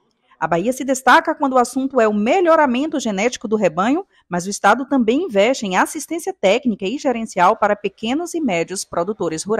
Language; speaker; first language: Portuguese; native; Portuguese